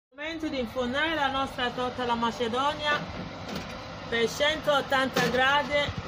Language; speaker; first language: Italian; non-native, learner; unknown